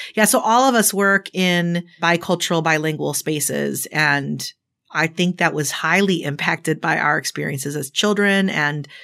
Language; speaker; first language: English; native; English